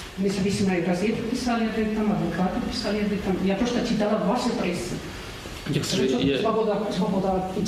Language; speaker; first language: Russian; non-native, fluent; Spanish